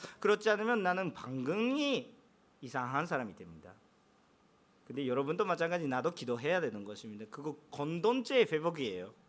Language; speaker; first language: Korean; non-native, fluent; Japanese